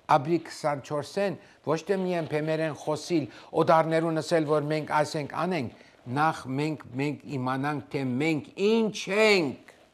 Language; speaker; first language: Armenian; native; Armenian